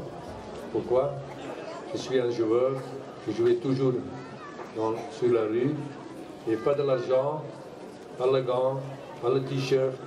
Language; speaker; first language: French; non-native, learner; Dutch